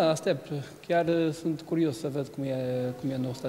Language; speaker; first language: Romanian; non-native, learner; Portuguese